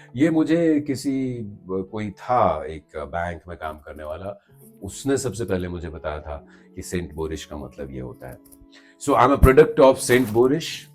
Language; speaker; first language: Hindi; native; Hindi